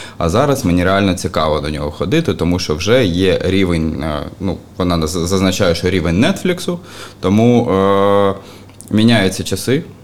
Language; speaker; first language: Ukrainian; native; Ukrainian